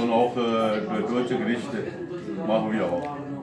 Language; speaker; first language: German; non-native, fluent; Punjabi